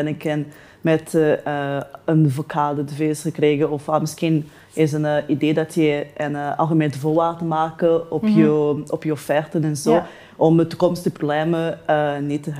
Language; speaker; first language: Dutch; non-native, learner; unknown